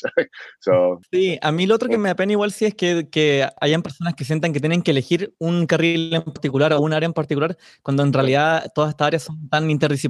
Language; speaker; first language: Spanish; native; Spanish